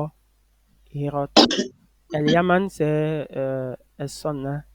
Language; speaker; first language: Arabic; non-native, fluent; French